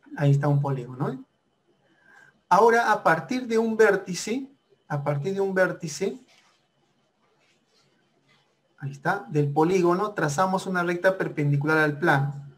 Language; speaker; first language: Spanish; native; Spanish